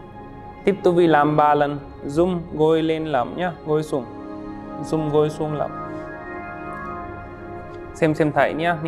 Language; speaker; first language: Vietnamese; non-native, learner; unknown